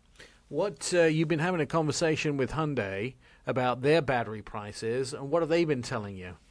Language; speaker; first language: English; native; English